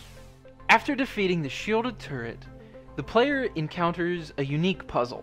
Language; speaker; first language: English; native; English